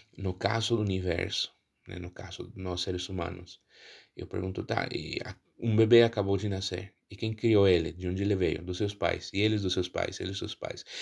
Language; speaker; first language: Portuguese; non-native, fluent; Spanish